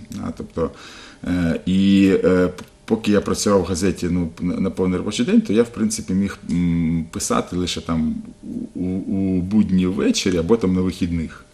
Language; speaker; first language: Ukrainian; non-native, local second language; Russian